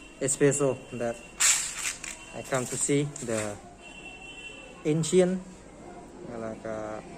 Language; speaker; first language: English; non-native, learner; Thai